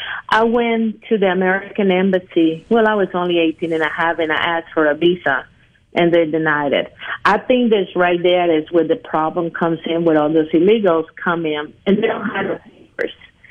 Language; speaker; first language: English; non-native, fluent; Spanish